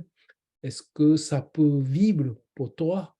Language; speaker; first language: French; non-native, learner; Japanese